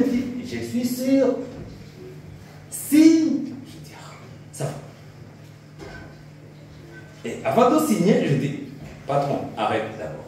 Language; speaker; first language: French; non-native, local second language; Rundi